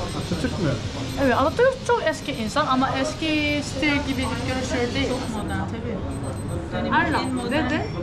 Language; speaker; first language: Turkish; non-native, learner; Korean